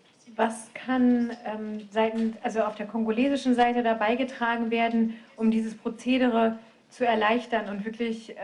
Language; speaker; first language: German; native; German